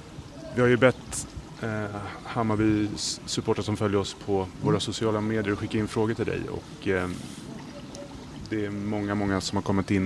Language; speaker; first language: Swedish; native; Swedish